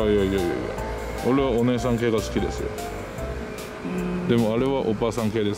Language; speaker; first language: Japanese; native; Japanese